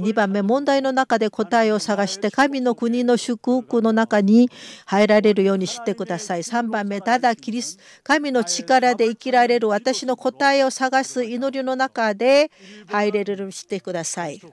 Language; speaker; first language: Japanese; non-native, fluent; Korean